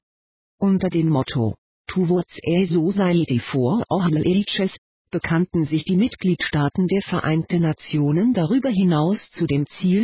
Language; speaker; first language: German; native; German